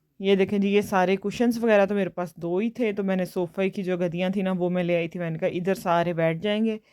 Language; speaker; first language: Urdu; native; Urdu